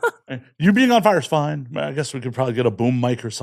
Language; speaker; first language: English; native; English